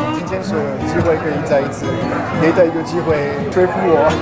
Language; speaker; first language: Chinese; non-native, learner; French